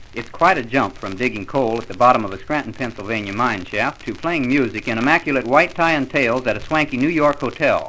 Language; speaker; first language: English; native; English